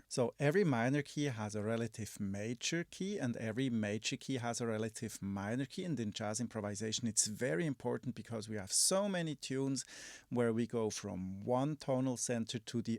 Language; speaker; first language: English; non-native, fluent; German